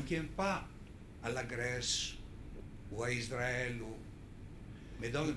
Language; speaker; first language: French; non-native, fluent; Greek